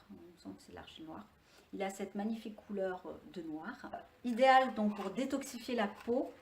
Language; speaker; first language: French; native; French